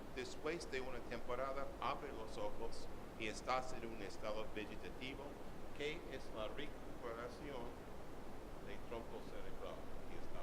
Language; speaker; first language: Spanish; non-native, learner; English